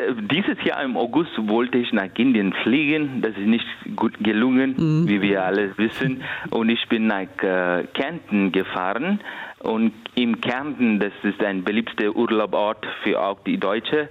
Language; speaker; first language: German; non-native, fluent; Kannada